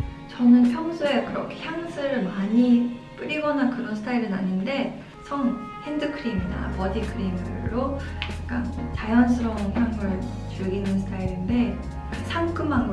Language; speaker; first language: Korean; non-native, fluent; Japanese